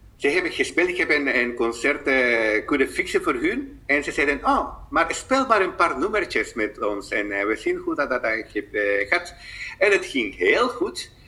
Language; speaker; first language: Dutch; non-native, fluent; Spanish